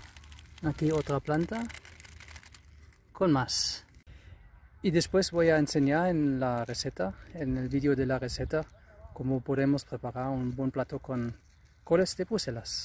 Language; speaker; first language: Spanish; non-native, fluent; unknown